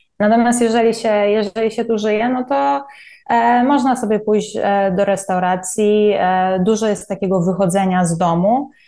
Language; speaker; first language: Polish; native; Polish